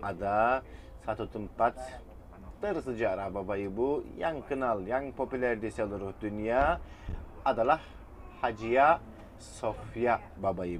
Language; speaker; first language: Indonesian; non-native, fluent; Turkish